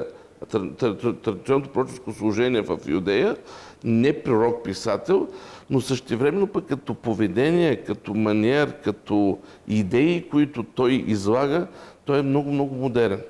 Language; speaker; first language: Bulgarian; native; Bulgarian